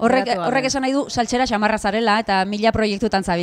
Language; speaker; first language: Basque; native; Basque